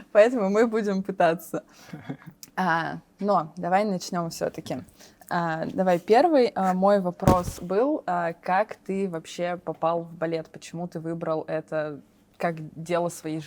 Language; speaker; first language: Russian; native; Russian